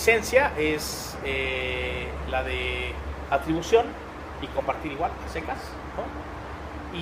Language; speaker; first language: Spanish; native; Spanish